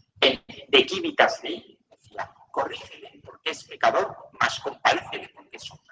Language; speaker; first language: Spanish; native; Spanish